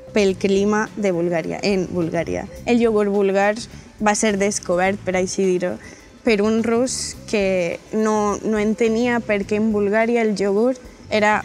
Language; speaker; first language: Catalan; non-native, fluent; Bulgarian